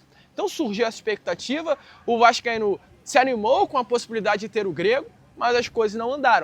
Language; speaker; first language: Portuguese; native; Portuguese